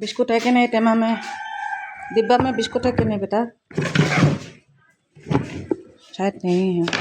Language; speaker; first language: Hindi; non-native, local second language; Assamese